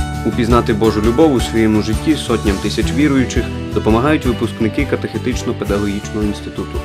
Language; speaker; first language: Ukrainian; native; Ukrainian